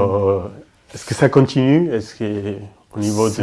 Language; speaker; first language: French; non-native, fluent; Spanish